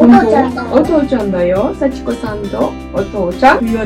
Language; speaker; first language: Japanese; non-native, learner; Persian